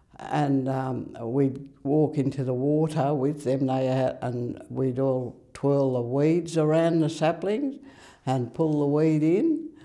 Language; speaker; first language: English; native; English